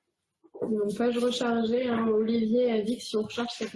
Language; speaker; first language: French; native; French